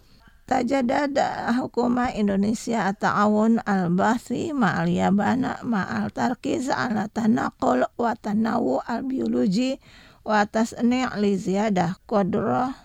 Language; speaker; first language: Arabic; non-native, fluent; Indonesian